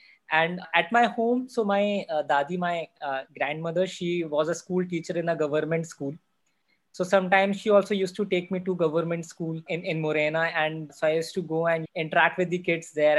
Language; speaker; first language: English; non-native, local second language; Hindi